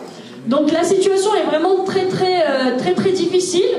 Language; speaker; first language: French; native; French